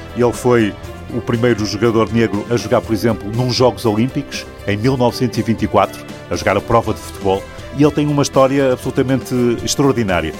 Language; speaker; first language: Portuguese; native; Portuguese